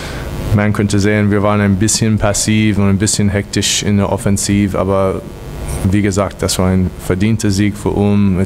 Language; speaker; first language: German; non-native, fluent; English